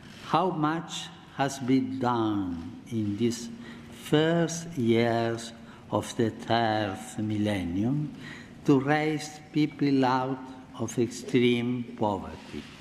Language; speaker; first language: English; non-native, learner; Spanish